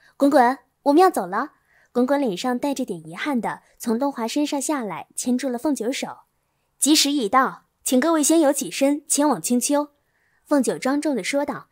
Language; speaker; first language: Chinese; native; Chinese